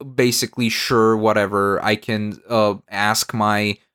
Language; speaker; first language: English; non-native, fluent; Bulgarian